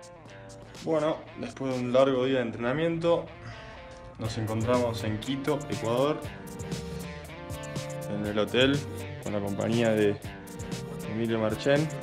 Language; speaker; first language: Spanish; native; Spanish